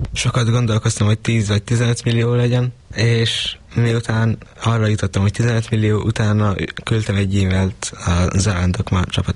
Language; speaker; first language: Hungarian; native; Hungarian